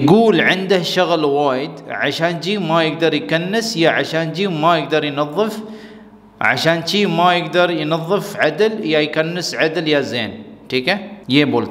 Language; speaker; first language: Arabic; non-native, fluent; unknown